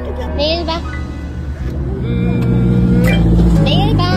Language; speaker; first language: Korean; non-native, learner; Filipino